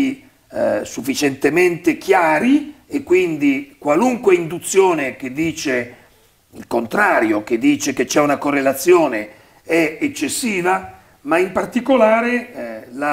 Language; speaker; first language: Italian; native; Italian